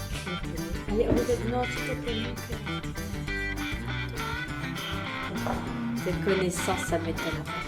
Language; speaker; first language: French; native; French